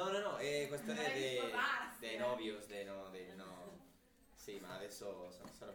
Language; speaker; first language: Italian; non-native, learner; Spanish